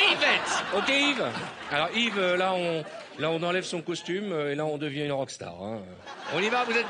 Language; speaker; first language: French; native; French